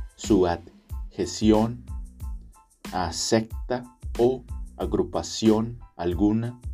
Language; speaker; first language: Spanish; native; Spanish